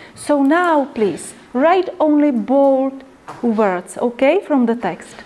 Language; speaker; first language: English; non-native, fluent; Czech